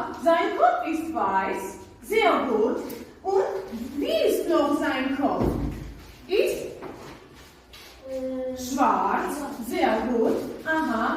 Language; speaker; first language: German; non-native, learner; Armenian